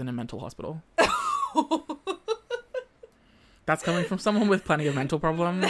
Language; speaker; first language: English; native; English